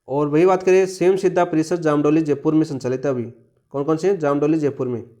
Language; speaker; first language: Hindi; native; Hindi